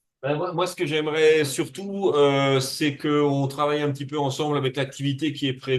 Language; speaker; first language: French; native; French